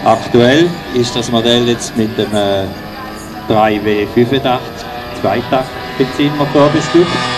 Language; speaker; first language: German; native; German